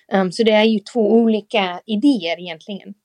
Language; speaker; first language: Swedish; non-native, fluent; English